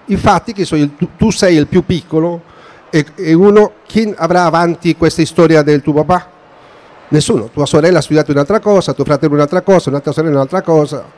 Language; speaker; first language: Italian; non-native, fluent; Spanish